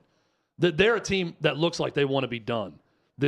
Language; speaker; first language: English; native; English